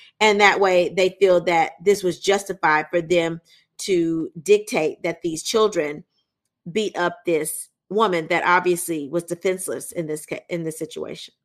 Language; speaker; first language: English; native; English